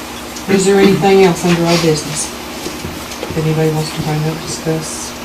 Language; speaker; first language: English; native; English